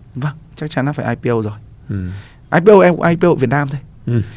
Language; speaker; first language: Vietnamese; native; Vietnamese